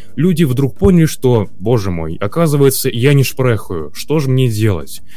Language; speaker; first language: Russian; native; Russian